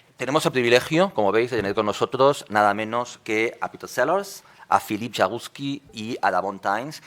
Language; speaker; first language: Spanish; native; Spanish